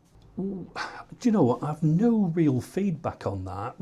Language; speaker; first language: English; native; English